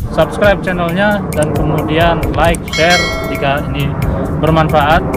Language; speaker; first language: Indonesian; native; Indonesian